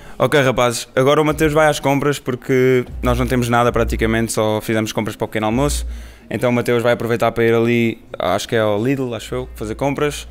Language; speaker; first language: Portuguese; native; Portuguese